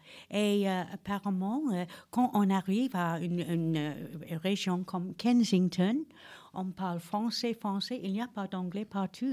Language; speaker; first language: French; non-native, fluent; English